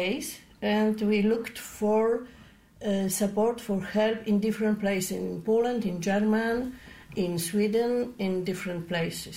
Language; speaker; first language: English; non-native, learner; Polish